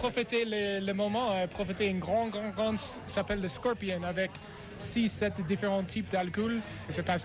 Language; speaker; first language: French; non-native, fluent; English